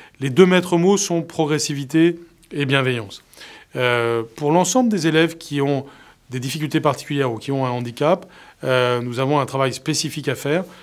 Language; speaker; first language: French; native; French